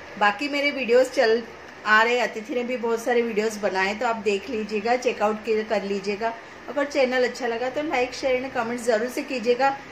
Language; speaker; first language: Hindi; native; Hindi